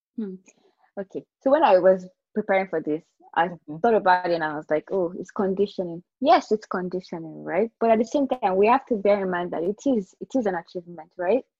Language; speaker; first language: English; non-native, local second language; Yoruba